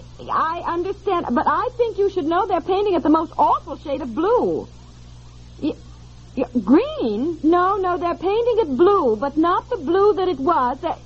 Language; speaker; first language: English; native; English